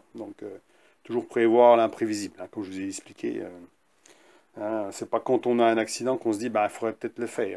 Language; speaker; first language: French; native; French